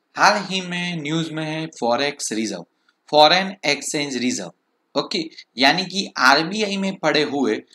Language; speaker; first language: Hindi; non-native, local second language; Gujarati